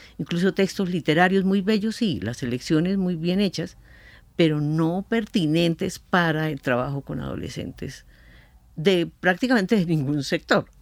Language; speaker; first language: Spanish; native; Spanish